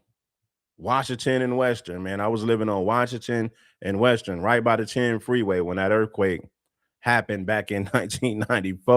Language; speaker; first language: English; native; English